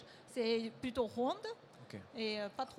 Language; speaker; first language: French; non-native, fluent; Japanese